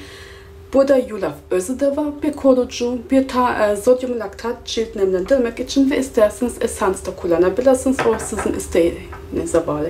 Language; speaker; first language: Turkish; non-native, fluent; German